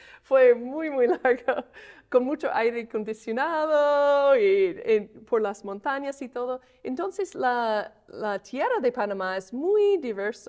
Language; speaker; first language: Spanish; non-native, fluent; English